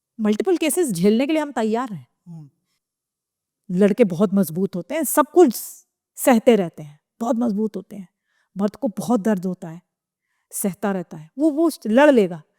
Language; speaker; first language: Hindi; native; Hindi